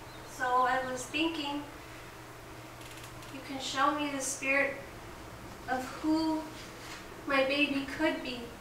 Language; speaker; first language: English; early bilingual, other home language; Spanish